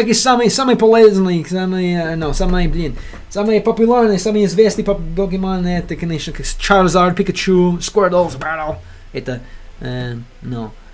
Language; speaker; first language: Russian; non-native, learner; English